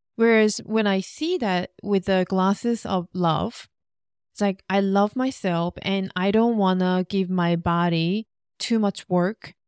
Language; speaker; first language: English; non-native, fluent; Korean